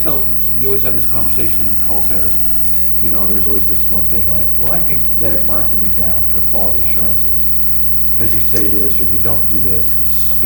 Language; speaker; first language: English; native; English